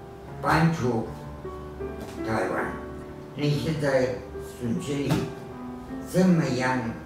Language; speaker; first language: Chinese; non-native, fluent; Spanish